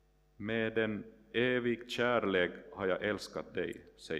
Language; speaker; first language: Swedish; non-native, local second language; Finnish